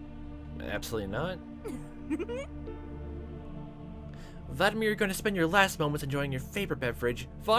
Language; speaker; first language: English; native; English